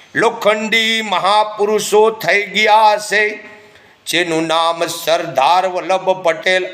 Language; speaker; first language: Hindi; non-native, local second language; Gujarati